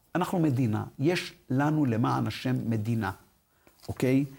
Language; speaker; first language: Hebrew; early bilingual, other home language; Arabic